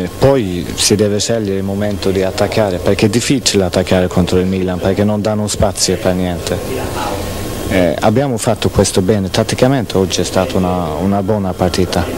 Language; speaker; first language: Italian; non-native, fluent; Swedish